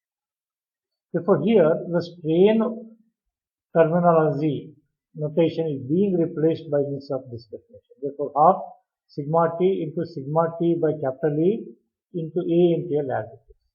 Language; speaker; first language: English; non-native, local second language; Kannada